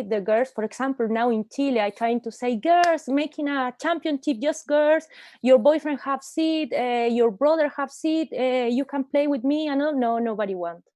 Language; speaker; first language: English; non-native, learner; Spanish